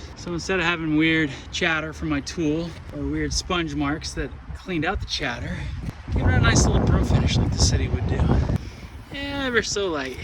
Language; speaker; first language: English; native; English